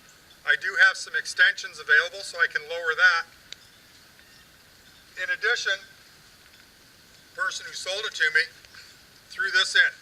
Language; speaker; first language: English; native; English